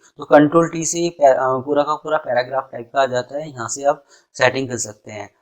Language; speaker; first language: Hindi; native; Hindi